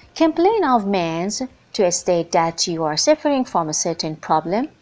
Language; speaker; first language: English; non-native, fluent; Persian